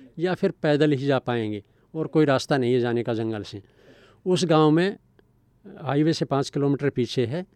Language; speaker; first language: Hindi; native; Hindi